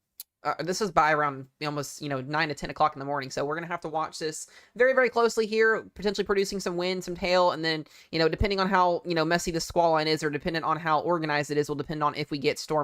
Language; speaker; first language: English; native; English